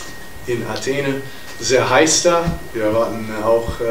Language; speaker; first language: German; non-native, fluent; English